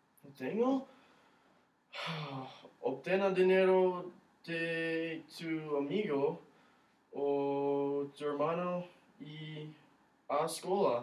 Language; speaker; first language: Spanish; non-native, learner; English